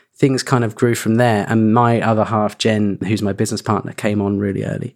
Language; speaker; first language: English; native; English